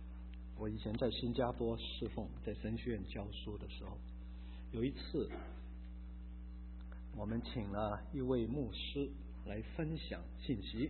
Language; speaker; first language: Chinese; native; Chinese